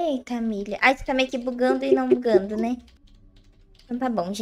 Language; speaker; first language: Portuguese; native; Portuguese